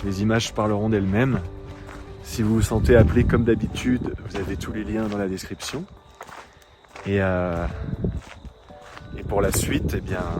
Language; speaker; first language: French; native; French